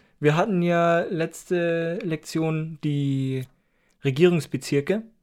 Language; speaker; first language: German; native; German